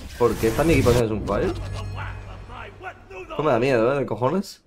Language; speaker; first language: Spanish; native; Spanish